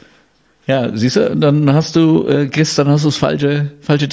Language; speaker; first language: German; native; German